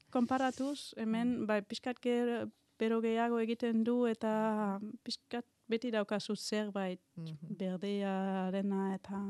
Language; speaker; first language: Basque; non-native, learner; German